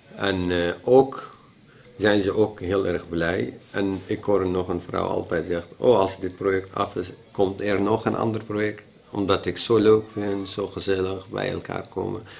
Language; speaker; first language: Dutch; non-native, fluent; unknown